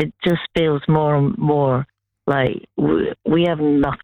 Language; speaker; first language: English; native; English